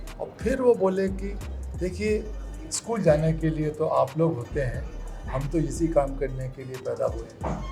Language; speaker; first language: Hindi; native; Hindi